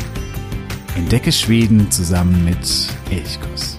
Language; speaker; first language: German; native; German